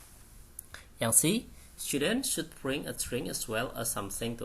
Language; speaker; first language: English; non-native, learner; Indonesian